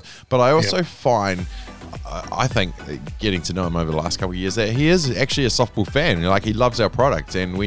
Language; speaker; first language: English; native; English